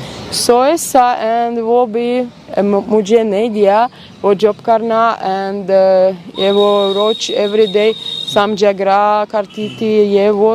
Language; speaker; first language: Hindi; non-native, learner; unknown